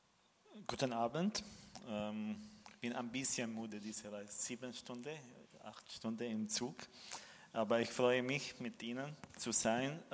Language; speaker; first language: German; non-native, fluent; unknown